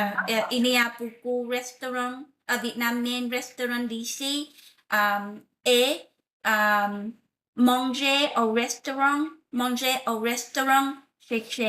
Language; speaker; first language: French; non-native, learner; Vietnamese